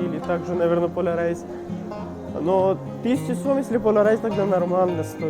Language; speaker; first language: Russian; non-native, learner; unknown